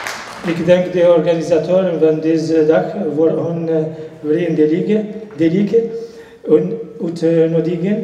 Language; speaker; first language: Dutch; non-native, learner; Arabic